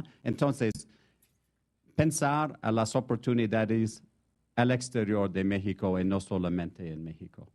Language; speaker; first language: Spanish; non-native, fluent; French